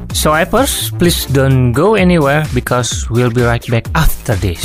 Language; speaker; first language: English; non-native, fluent; Javanese